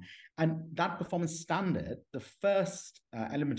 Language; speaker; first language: English; non-native, local second language; Urdu